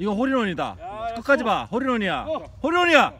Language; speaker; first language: Korean; native; Korean